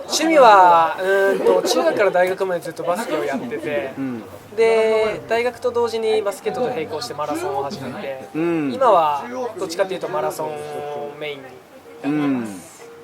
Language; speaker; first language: Japanese; native; Japanese